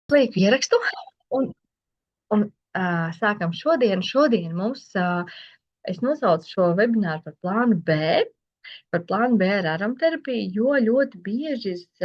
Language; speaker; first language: Latvian; native; Latvian